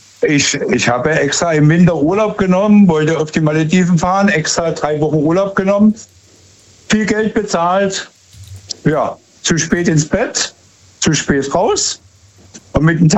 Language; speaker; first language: German; native; German